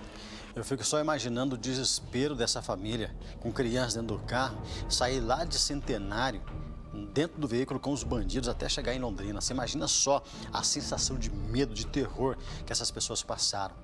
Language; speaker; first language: Portuguese; native; Portuguese